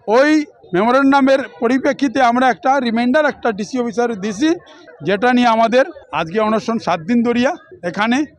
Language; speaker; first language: Bangla; native; Bangla